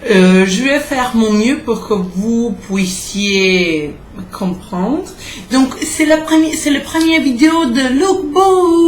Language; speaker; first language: French; non-native, learner; Croatian